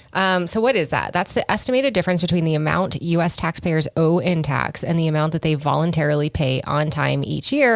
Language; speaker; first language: English; native; English